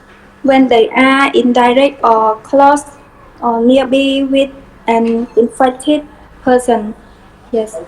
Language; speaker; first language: English; non-native, learner; Khmer